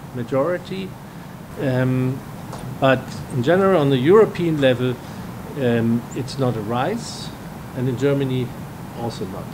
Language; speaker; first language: English; non-native, fluent; German